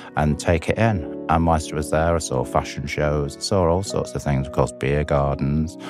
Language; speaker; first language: English; native; English